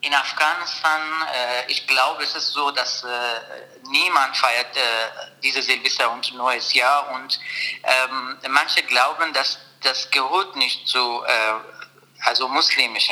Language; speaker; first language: German; non-native, learner; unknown